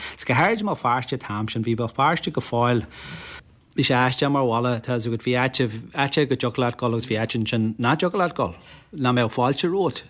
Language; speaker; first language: Irish; non-native, local second language; English